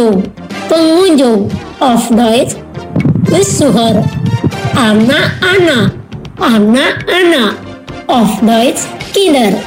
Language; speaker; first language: German; non-native, fluent; Indonesian